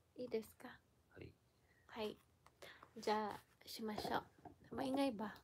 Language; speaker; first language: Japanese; non-native, learner; Filipino